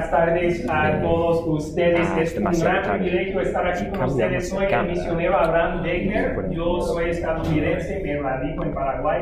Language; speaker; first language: Spanish; non-native, fluent; English